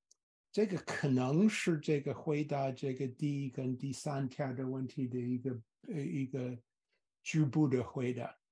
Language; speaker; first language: Chinese; non-native, fluent; English